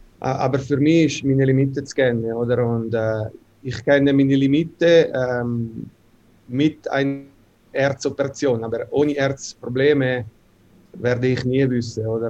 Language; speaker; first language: German; non-native, local second language; Italian